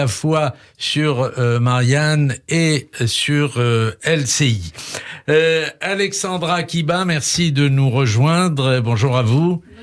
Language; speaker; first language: French; native; French